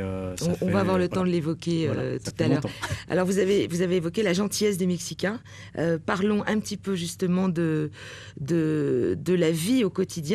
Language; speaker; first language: French; native; French